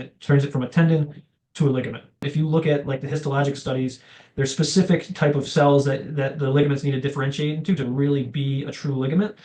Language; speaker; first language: English; native; English